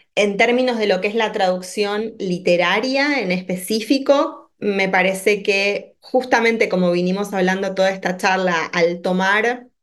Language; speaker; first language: Spanish; native; Spanish